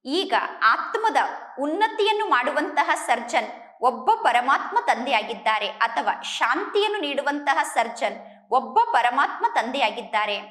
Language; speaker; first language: Kannada; native; Kannada